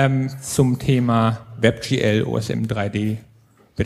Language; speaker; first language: German; native; German